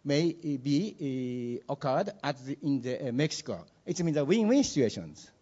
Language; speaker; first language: English; non-native, learner; Japanese